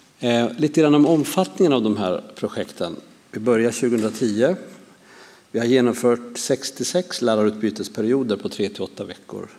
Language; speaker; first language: Swedish; native; Swedish